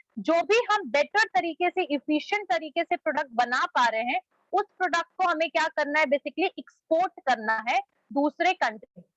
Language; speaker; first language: Hindi; native; Hindi